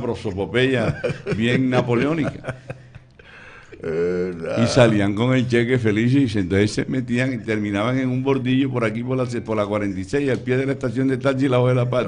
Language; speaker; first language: Spanish; native; Spanish